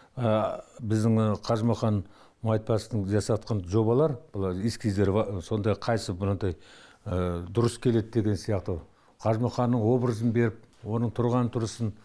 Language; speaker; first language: Kazakh; native; Kazakh